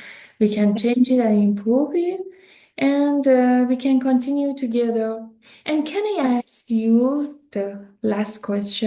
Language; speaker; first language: English; non-native, learner; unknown